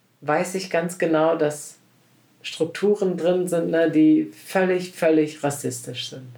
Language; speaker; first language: German; early bilingual, other home language; Turkish